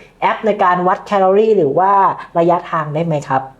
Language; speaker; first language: Thai; native; Thai